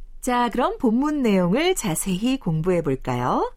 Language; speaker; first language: Korean; non-native, fluent; Chinese